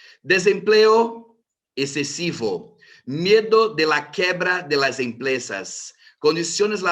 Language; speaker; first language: Spanish; non-native, fluent; Portuguese